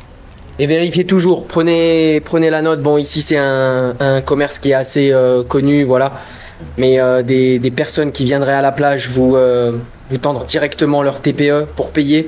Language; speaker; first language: French; native; French